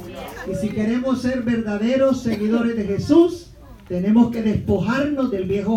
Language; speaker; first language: Spanish; native; Spanish